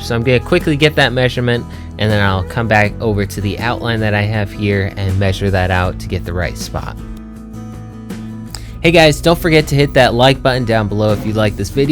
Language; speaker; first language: English; native; English